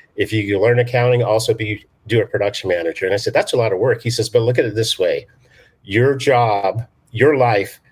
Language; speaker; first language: English; native; English